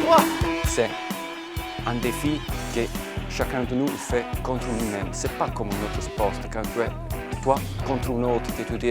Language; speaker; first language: French; non-native, fluent; Italian